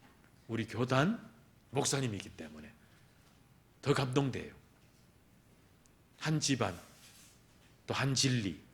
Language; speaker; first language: Korean; early bilingual, heritage; Korean